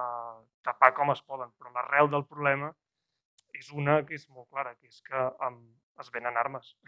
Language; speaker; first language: Catalan; native; Catalan